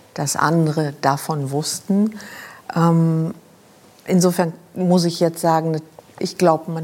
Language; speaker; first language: German; non-native, local second language; Luxembourgish